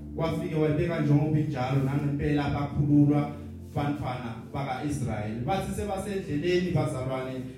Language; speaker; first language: Zulu; non-native, local second language; Swati